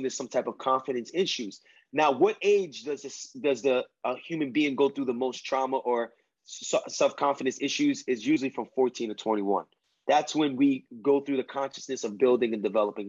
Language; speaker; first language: English; early bilingual, other home language; Spanish